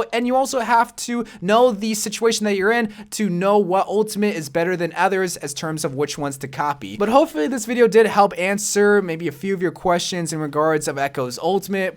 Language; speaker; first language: English; native; English